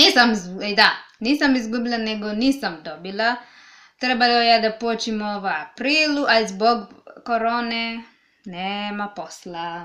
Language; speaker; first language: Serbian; non-native, learner; English